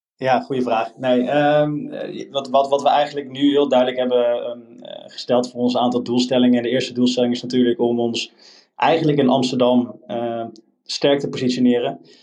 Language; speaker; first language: Dutch; native; Dutch